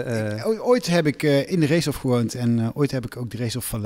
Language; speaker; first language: Dutch; native; Dutch